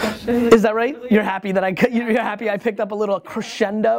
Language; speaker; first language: English; early bilingual, other home language; Russian